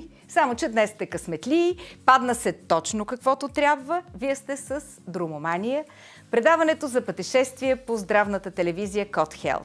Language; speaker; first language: Bulgarian; native; Bulgarian